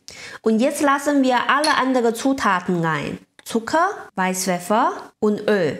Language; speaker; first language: German; non-native, learner; Chinese